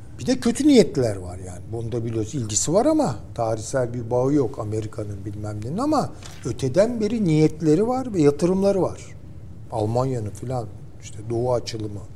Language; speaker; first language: Turkish; native; Turkish